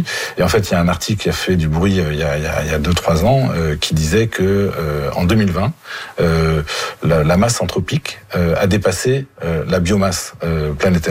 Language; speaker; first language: French; native; French